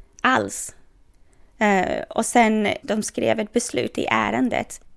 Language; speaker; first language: Swedish; non-native, fluent; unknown